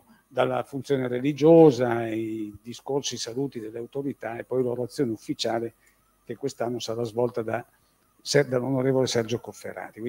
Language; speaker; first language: Italian; native; Italian